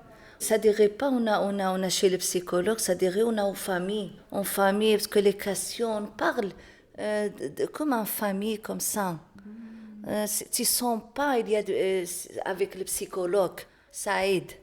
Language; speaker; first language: French; non-native, learner; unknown